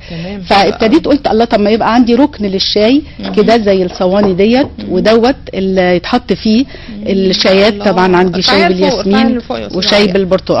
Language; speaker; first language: Arabic; native; Arabic